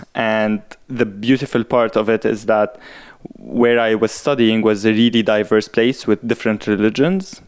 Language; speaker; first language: English; non-native, fluent; Arabic